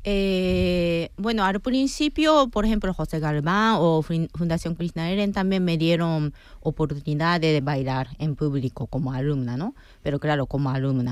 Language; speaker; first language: Spanish; non-native, fluent; Japanese